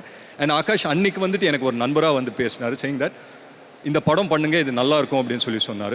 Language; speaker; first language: Tamil; native; Tamil